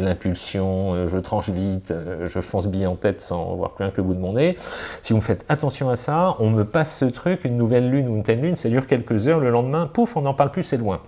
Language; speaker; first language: French; native; French